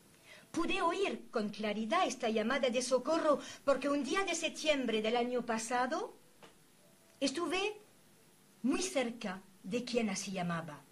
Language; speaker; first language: Spanish; native; Spanish